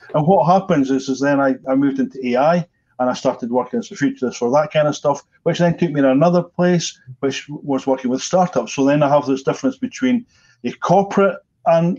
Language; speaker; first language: English; native; English